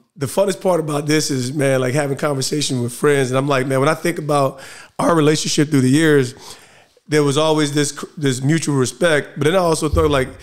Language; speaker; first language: English; native; English